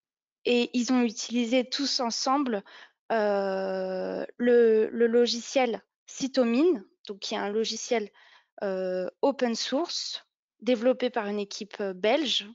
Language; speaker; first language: French; native; French